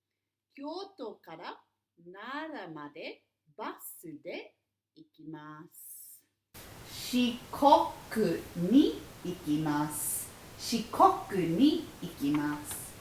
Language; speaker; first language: Japanese; non-native, fluent; English